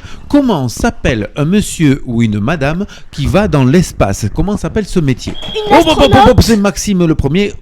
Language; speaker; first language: French; native; French